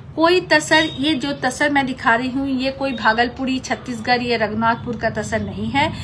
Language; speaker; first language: Hindi; non-native, local second language; Bangla